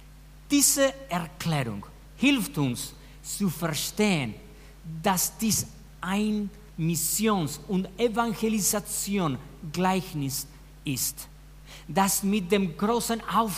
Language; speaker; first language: German; non-native, fluent; Spanish